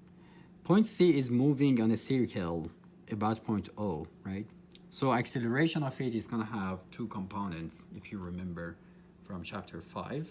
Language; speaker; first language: English; non-native, fluent; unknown